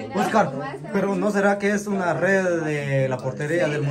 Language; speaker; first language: Spanish; native; Spanish